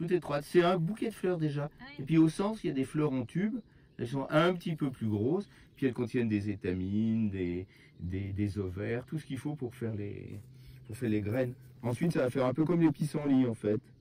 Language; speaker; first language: French; native; French